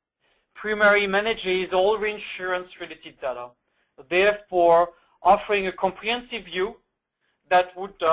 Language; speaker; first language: English; non-native, fluent; French